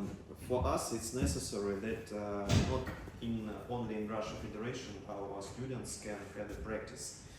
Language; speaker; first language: English; non-native, learner; Russian